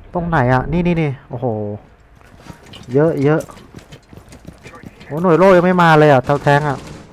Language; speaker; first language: Thai; native; Thai